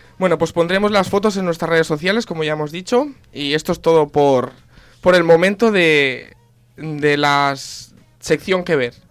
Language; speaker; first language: Spanish; native; Spanish